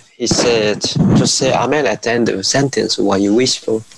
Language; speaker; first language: English; non-native, fluent; Korean